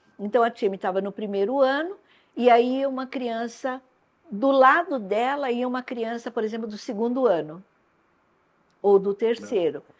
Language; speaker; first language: Portuguese; non-native, local second language; Japanese